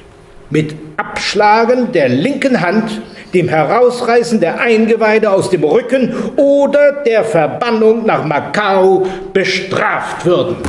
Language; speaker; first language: German; native; German